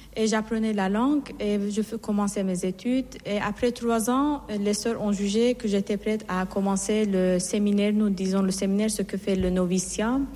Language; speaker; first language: French; non-native, fluent; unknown